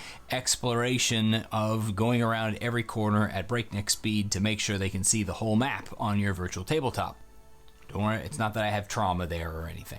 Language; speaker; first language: English; native; English